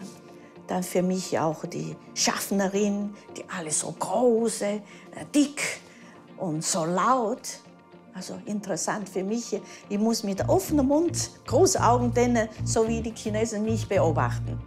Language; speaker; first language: German; early bilingual, heritage; German